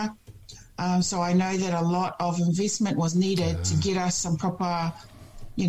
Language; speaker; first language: English; native; English